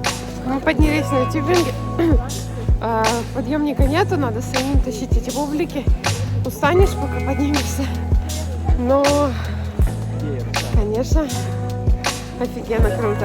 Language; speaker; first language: Russian; native; Russian